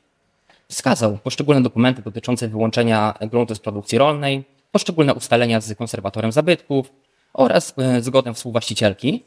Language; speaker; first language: Polish; native; Polish